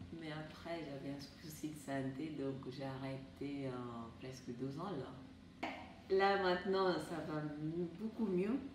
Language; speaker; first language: French; non-native, fluent; Portuguese